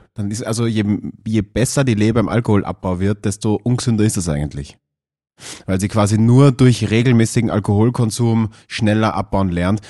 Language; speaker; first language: German; native; German